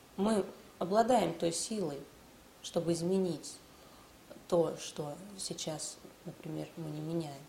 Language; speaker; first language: Russian; native; Russian